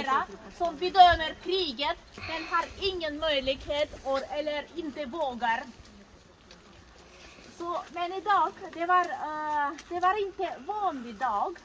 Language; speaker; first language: Swedish; non-native, fluent; Russian